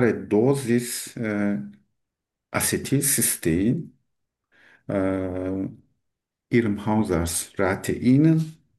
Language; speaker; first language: German; non-native, learner; Turkish